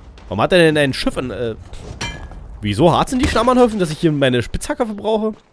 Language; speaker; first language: German; native; German